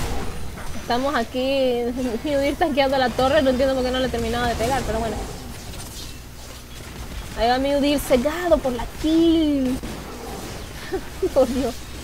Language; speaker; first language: Spanish; native; Spanish